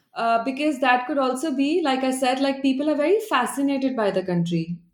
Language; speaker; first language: English; non-native, local second language; Hindi